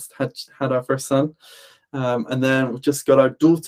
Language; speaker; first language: English; native; English